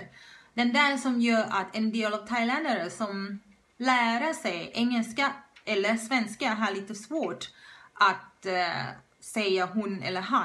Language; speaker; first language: Swedish; non-native, fluent; Thai